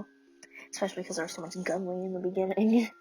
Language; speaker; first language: English; native; English